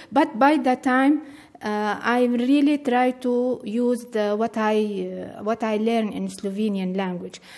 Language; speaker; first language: English; non-native, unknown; Arabic